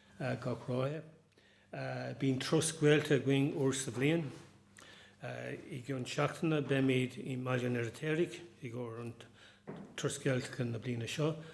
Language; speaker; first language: Irish; non-native, local second language; English